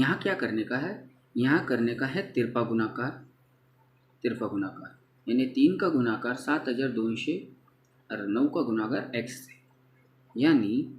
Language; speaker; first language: Hindi; non-native, local second language; Marathi